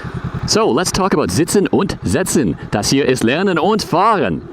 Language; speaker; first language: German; non-native, fluent; English